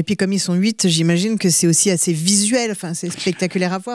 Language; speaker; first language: French; native; French